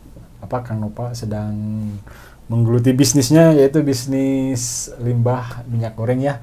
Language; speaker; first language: Indonesian; non-native, local second language; Sundanese